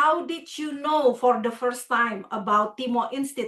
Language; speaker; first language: English; non-native, fluent; Indonesian